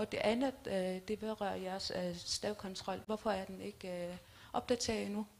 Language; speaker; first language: Danish; non-native, local second language; Kalaallisut